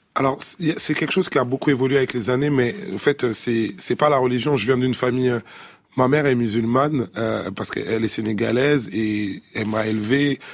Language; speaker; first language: French; early bilingual, other home language; Lingala